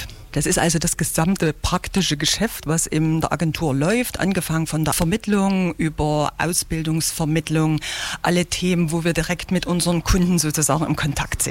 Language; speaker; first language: German; native; German